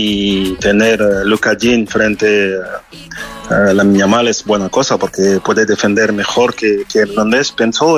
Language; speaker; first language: Spanish; non-native, fluent; French